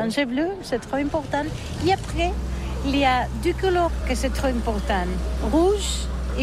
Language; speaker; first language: French; non-native, learner; Catalan